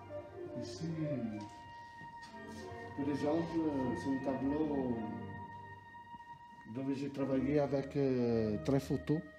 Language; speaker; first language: French; non-native, learner; Italian